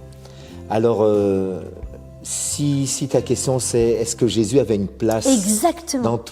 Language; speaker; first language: French; native; French